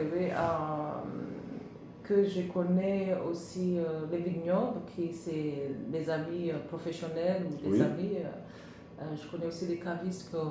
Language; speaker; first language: French; non-native, learner; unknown